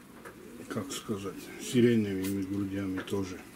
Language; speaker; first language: Russian; non-native, local second language; Georgian